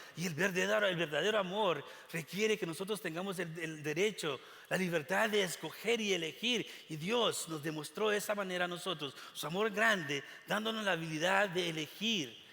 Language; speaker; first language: Spanish; native; Spanish